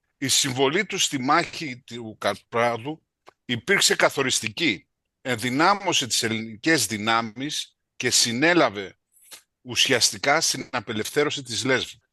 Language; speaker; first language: Greek; native; Greek